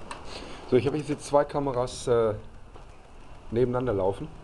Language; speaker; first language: German; native; German